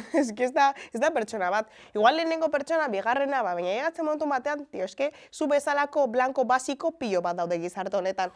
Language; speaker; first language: Basque; early bilingual, other home language; Spanish